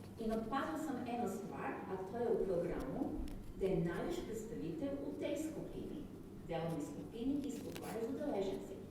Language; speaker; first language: Slovenian; non-native, fluent; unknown